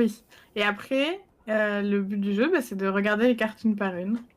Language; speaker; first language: French; native; French